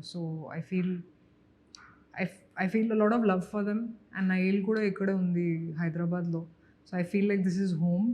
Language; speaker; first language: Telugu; non-native, local second language; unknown